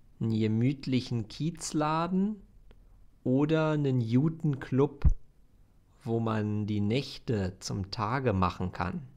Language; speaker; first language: German; native; German